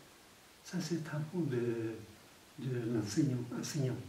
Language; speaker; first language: French; non-native, fluent; Tibetan